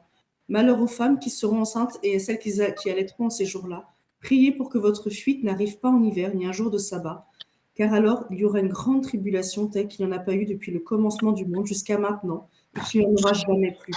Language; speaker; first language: French; native; French